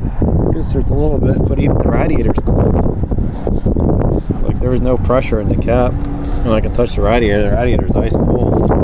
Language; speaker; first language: English; native; English